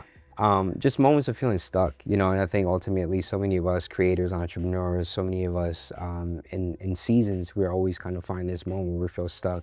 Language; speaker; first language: English; native; English